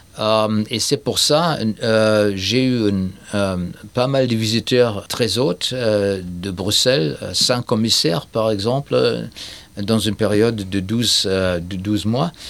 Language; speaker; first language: French; non-native, fluent; German